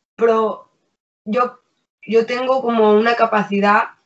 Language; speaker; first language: Spanish; native; Spanish